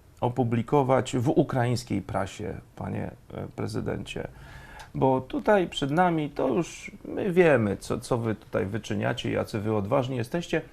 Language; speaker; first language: Polish; native; Polish